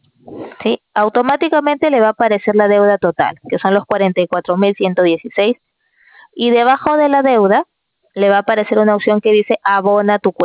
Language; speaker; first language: Spanish; native; Spanish